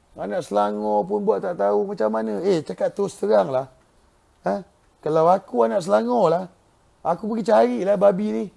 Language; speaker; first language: Malay; native; Malay